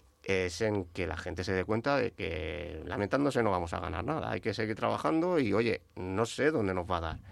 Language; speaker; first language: Spanish; native; Spanish